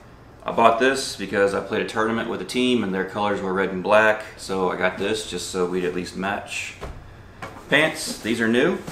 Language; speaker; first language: English; native; English